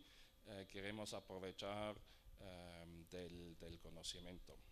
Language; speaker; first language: Spanish; non-native, fluent; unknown